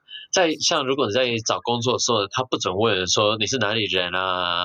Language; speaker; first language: Chinese; early bilingual, heritage; Chinese